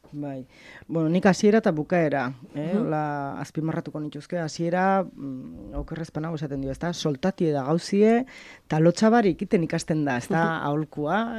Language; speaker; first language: Basque; native; Basque